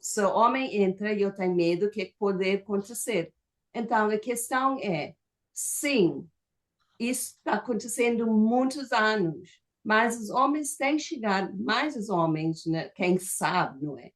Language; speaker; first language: Portuguese; non-native, fluent; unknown